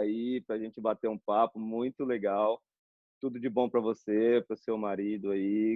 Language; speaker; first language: Portuguese; native; Portuguese